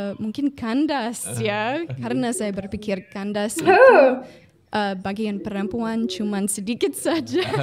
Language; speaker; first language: Indonesian; non-native, fluent; English